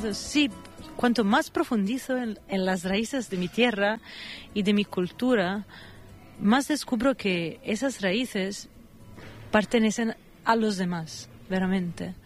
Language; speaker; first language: Spanish; non-native, fluent; Italian